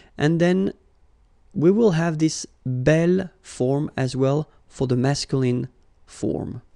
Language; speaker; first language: English; non-native, fluent; French